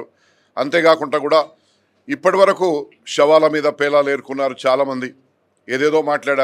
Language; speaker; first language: Telugu; native; Telugu